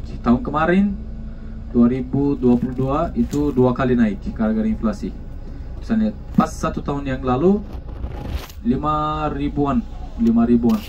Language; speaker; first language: Indonesian; non-native, fluent; Turkish